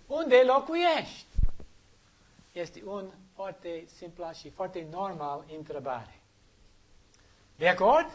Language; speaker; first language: Romanian; non-native, learner; English